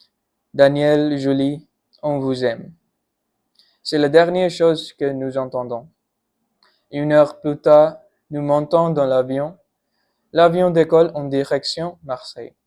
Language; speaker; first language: French; non-native, learner; Punjabi